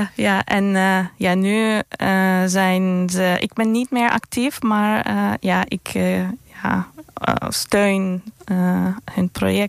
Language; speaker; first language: Dutch; non-native, fluent; Turkish